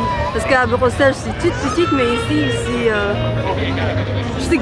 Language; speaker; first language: French; non-native, fluent; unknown